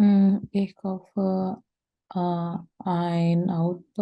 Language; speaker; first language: German; non-native, learner; Indonesian